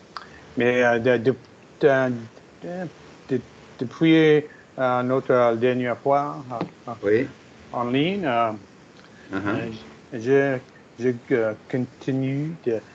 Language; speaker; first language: French; non-native, learner; English